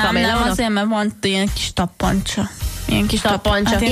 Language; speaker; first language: Hungarian; native; Hungarian